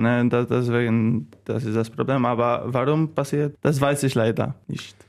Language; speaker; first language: German; non-native, learner; Polish